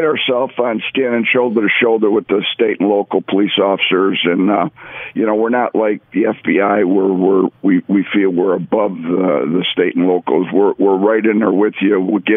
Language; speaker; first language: English; native; English